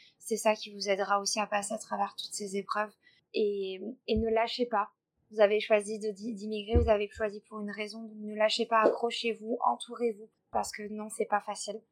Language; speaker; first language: French; native; French